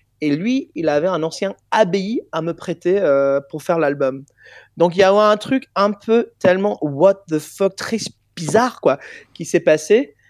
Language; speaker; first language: French; non-native, fluent; English